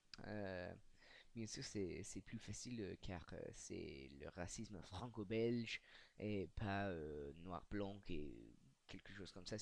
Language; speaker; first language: French; non-native, learner; English